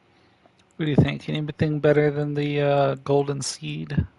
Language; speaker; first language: English; native; English